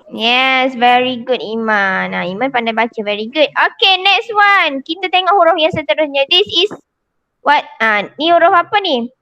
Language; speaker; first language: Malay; native; Malay